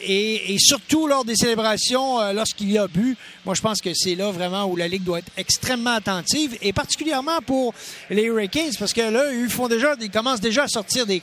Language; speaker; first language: French; native; French